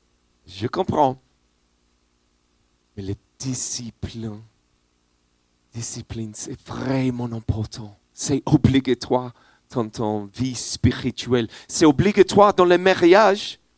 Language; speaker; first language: French; non-native, learner; English